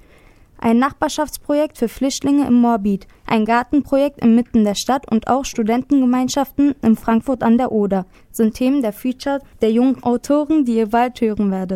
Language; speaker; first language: German; native; German